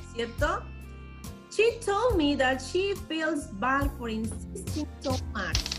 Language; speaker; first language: English; non-native, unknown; Spanish